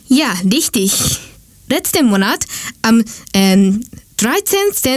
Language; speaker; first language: German; non-native, learner; Japanese